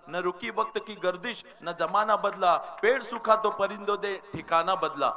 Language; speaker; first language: Hindi; non-native, local second language; Marathi